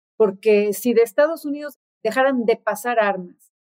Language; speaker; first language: Spanish; native; Spanish